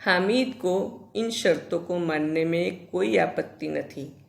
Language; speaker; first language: Hindi; non-native, local second language; Gujarati